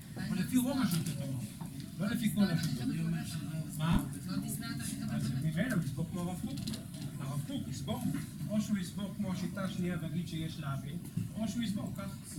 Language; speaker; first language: Hebrew; native; Hebrew